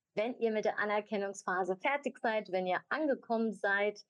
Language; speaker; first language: German; early bilingual, other home language; Albanian